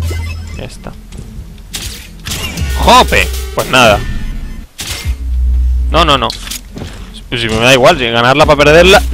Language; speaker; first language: Spanish; native; Spanish